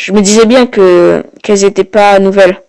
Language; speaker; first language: French; native; French